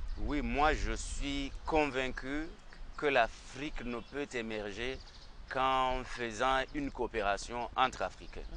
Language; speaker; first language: French; non-native, local second language; Rundi